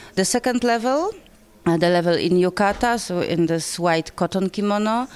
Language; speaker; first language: English; non-native, fluent; Polish